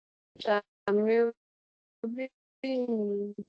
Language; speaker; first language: Portuguese; non-native, learner; Spanish